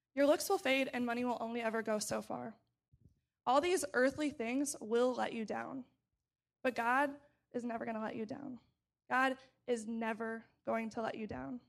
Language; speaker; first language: English; native; English